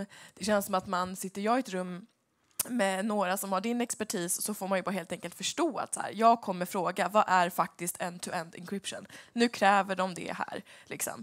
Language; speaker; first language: Swedish; native; Swedish